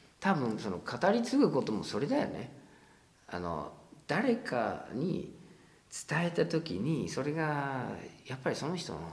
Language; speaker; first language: Japanese; non-native, fluent; English